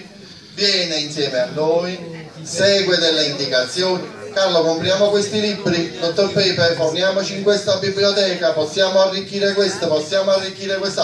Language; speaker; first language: Italian; native; Italian